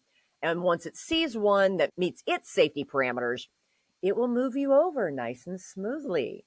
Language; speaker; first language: English; native; English